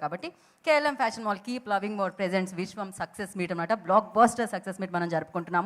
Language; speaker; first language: Telugu; native; Telugu